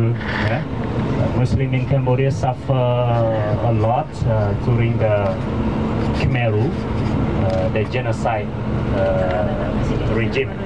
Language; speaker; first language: English; non-native, local second language; Khmer